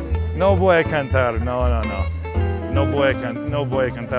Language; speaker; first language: Spanish; non-native, fluent; English